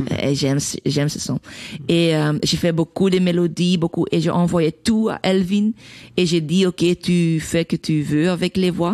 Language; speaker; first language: French; non-native, learner; Dutch